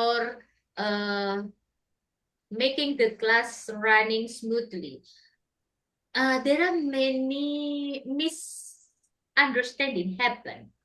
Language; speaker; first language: English; non-native, fluent; Indonesian